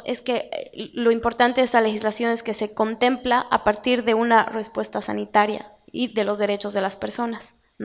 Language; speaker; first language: Spanish; native; Spanish